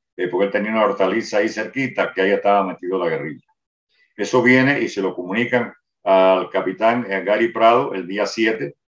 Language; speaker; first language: Spanish; native; Spanish